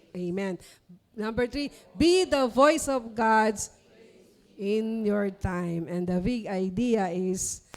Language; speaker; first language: English; non-native, local second language; Filipino